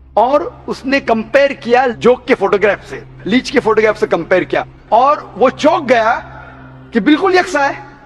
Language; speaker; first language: Hindi; non-native, local second language; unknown